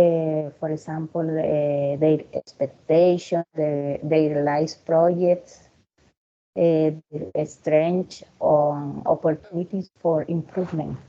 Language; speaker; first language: English; non-native, learner; Spanish